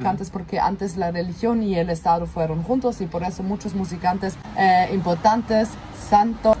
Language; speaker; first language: Spanish; non-native, fluent; German